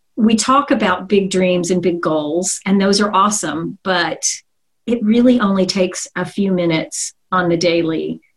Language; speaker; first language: English; native; English